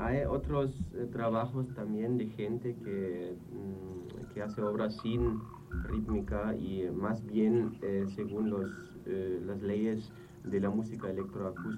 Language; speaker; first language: Spanish; non-native, fluent; German